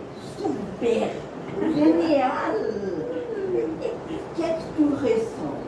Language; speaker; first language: French; non-native, learner; Portuguese